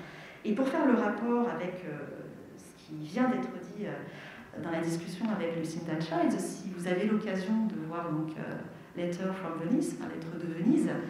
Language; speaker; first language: French; native; French